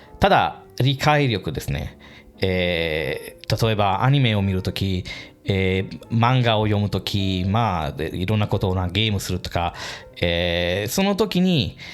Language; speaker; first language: Japanese; non-native, fluent; English